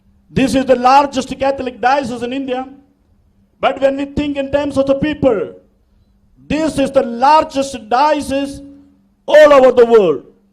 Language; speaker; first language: English; non-native, local second language; Malayalam